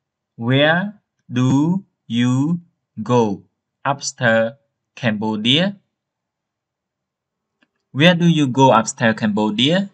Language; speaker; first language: English; non-native, learner; Khmer